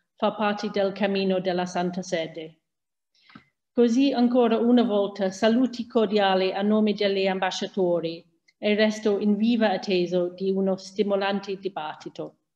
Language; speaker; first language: Italian; non-native, fluent; English